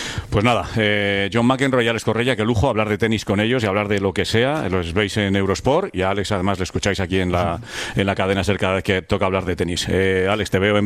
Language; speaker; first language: Spanish; native; Spanish